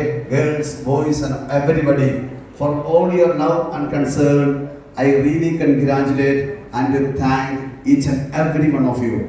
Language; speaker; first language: Hindi; non-native, local second language; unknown